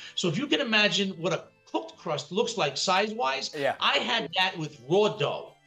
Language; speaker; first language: English; native; English